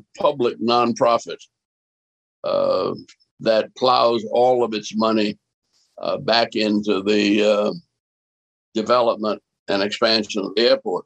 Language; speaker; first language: English; native; English